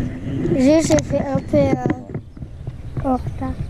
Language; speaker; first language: French; native; French